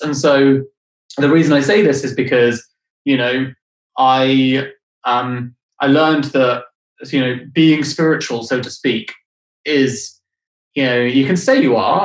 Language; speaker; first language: English; native; English